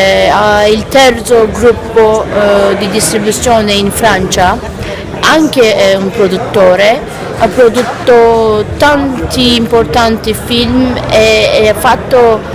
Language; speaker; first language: Italian; non-native, fluent; Turkish